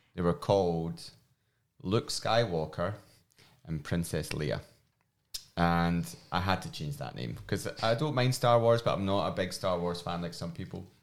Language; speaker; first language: English; native; English